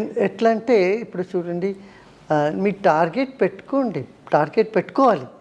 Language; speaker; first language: Telugu; non-native, local second language; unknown